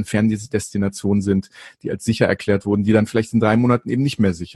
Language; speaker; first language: German; native; German